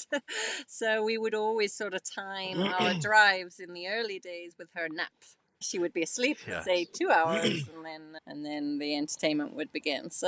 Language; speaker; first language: English; native; English